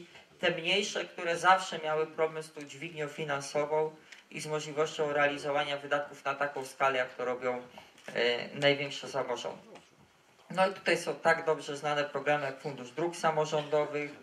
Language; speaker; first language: Polish; native; Polish